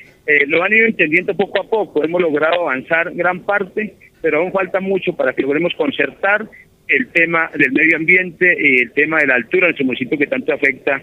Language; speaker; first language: Spanish; native; Spanish